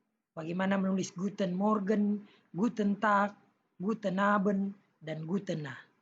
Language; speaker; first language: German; non-native, learner; Indonesian